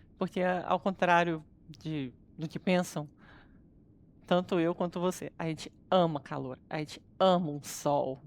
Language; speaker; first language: Portuguese; early bilingual, other home language; Russian